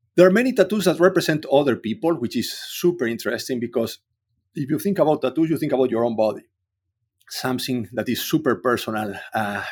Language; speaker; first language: English; non-native, fluent; Spanish